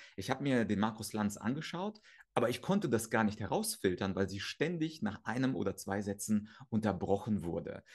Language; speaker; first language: German; early bilingual, other home language; Russian